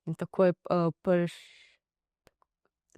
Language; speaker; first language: Slovenian; non-native, learner; Divehi